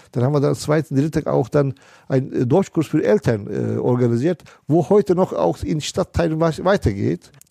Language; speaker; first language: German; non-native, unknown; Turkish